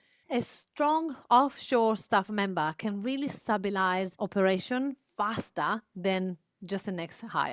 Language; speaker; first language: English; non-native, fluent; Italian